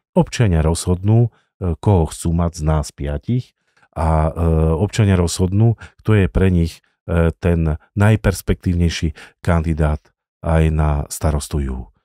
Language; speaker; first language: Slovak; native; Slovak